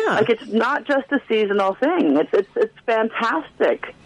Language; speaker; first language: English; native; English